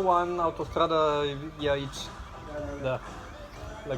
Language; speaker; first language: Romanian; non-native, learner; Bulgarian